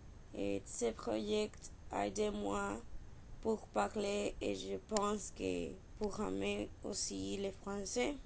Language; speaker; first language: French; non-native, learner; Spanish